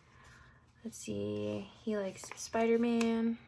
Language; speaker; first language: English; native; English